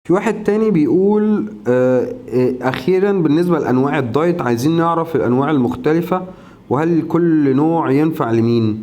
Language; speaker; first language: Arabic; native; Arabic